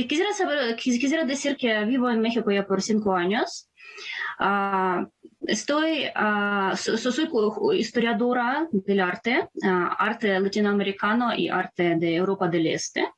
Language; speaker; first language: Spanish; non-native, fluent; Ukrainian